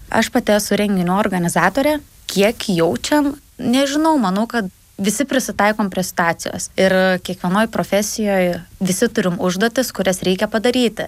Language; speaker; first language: Lithuanian; native; Lithuanian